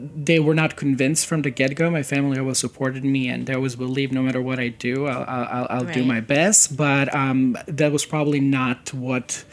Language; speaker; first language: English; non-native, fluent; Serbian